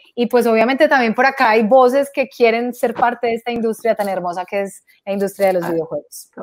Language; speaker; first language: Spanish; native; Spanish